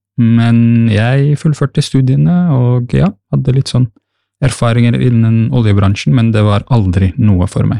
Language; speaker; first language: Norwegian; early bilingual, other home language; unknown